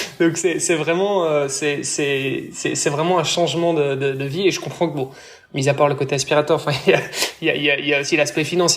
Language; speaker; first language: French; native; French